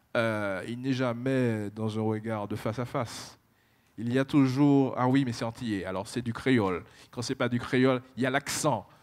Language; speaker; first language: French; native; French